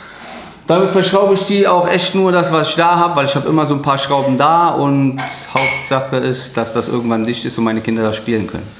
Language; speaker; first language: German; native; German